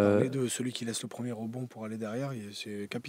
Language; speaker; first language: French; native; French